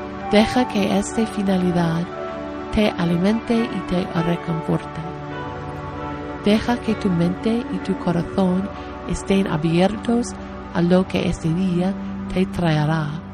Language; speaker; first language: Spanish; non-native, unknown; English